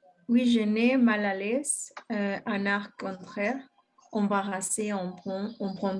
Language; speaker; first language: French; non-native, learner; Spanish